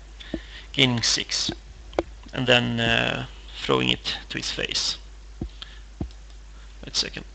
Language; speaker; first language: English; non-native, fluent; Swedish